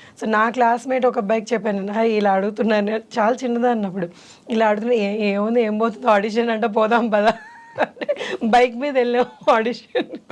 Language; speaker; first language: Telugu; native; Telugu